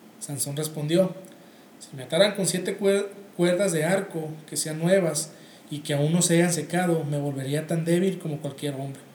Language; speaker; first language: Spanish; native; Spanish